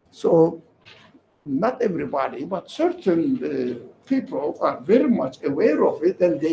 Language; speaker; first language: English; non-native, fluent; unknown